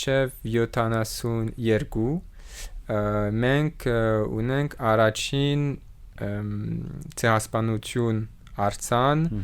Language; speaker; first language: Armenian; non-native, learner; French